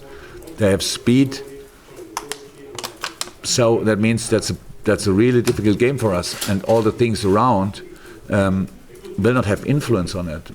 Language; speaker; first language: English; non-native, fluent; German